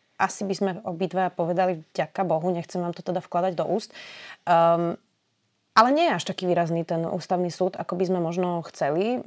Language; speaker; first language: Slovak; native; Slovak